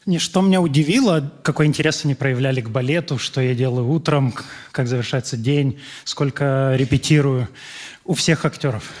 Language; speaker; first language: Russian; native; Russian